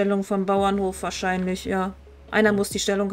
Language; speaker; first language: German; native; German